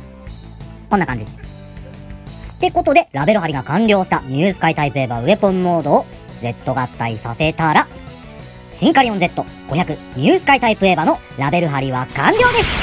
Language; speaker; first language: Japanese; native; Japanese